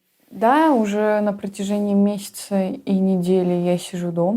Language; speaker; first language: Russian; native; Russian